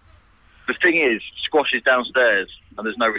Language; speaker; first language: English; native; English